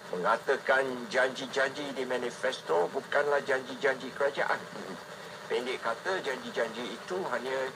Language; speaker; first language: Malay; non-native, local second language; Hakka Chinese